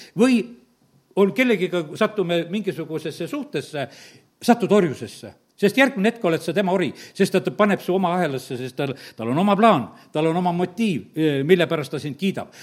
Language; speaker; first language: Estonian; native; Estonian